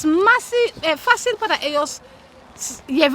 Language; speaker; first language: Spanish; non-native, learner; English